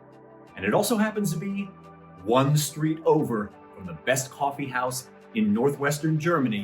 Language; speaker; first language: English; native; English